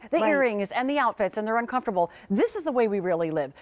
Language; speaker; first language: English; native; English